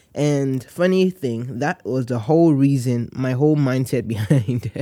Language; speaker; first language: English; non-native, local second language; Yoruba